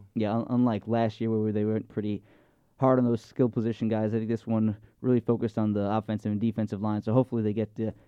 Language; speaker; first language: English; native; English